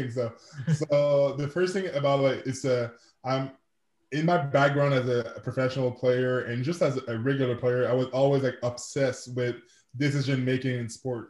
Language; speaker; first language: English; non-native, fluent; French